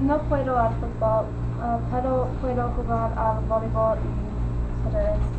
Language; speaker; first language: Spanish; non-native, learner; English